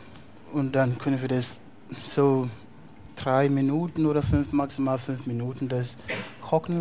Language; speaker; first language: German; non-native, fluent; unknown